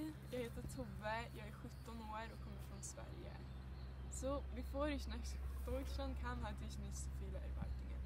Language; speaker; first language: German; non-native, learner; Swedish